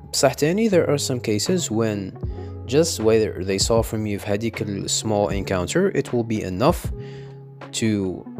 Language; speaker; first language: English; non-native, fluent; Arabic